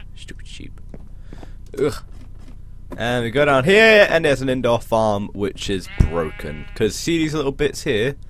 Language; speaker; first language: English; native; English